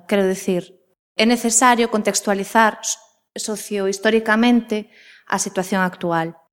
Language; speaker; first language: Galician; non-native, local second language; Spanish